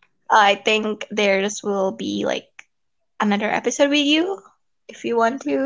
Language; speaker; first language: English; non-native, fluent; Indonesian